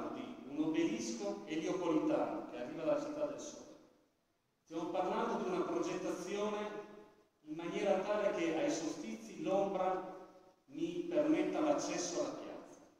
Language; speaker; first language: Italian; native; Italian